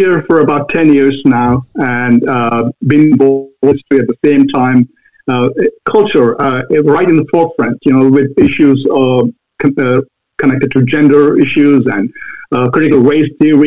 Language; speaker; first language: English; non-native, local second language; Malayalam